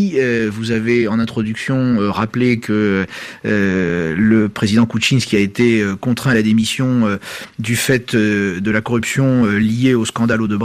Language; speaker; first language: French; native; French